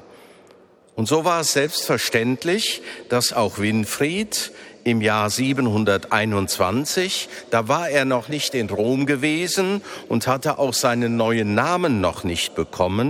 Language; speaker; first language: German; native; German